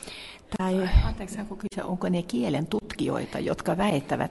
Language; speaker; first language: Finnish; non-native, fluent; Norwegian